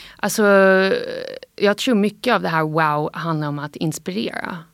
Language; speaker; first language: Swedish; non-native, fluent; English